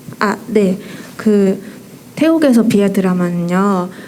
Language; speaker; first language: Korean; non-native, fluent; Thai